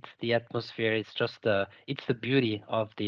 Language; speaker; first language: English; non-native, fluent; French